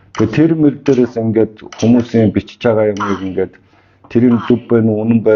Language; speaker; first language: Mongolian; native; Mongolian